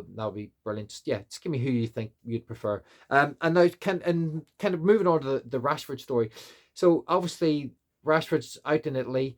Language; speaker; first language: English; native; English